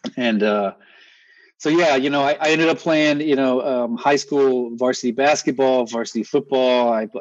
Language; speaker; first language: English; native; English